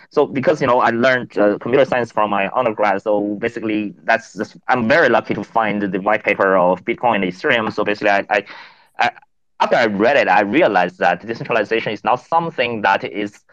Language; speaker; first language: English; non-native, fluent; Chinese